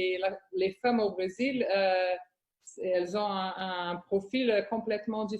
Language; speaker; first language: French; non-native, fluent; Portuguese